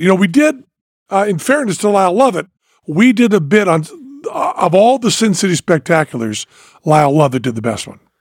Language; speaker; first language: English; native; English